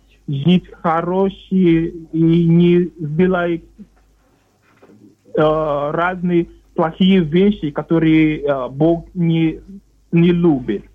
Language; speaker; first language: Russian; non-native, learner; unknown